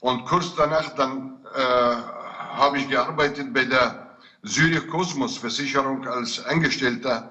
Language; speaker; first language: German; non-native, fluent; Kurdish